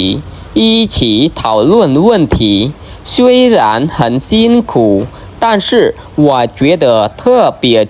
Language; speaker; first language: Chinese; non-native, fluent; Khmer